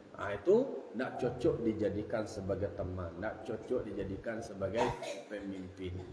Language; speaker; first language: Malay; non-native, local second language; Minangkabau